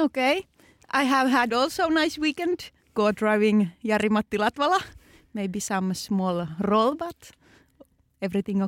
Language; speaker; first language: English; non-native, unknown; Finnish